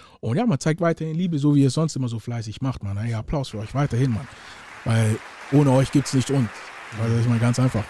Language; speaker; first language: German; early bilingual, other home language; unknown